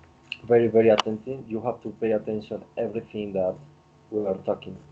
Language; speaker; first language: English; non-native, learner; Spanish